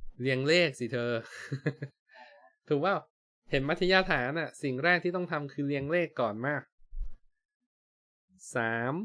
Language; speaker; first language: Thai; native; Thai